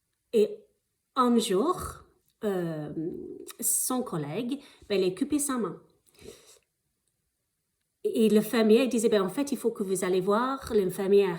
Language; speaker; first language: French; non-native, fluent; English